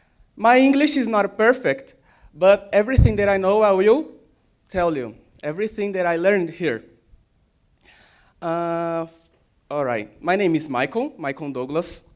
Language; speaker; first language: English; non-native, learner; Portuguese